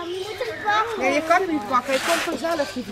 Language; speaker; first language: Dutch; native; Dutch